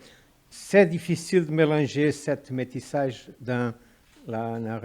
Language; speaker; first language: French; non-native, fluent; Portuguese